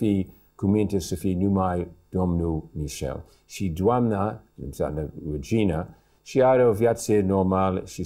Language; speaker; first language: Romanian; early bilingual, heritage; English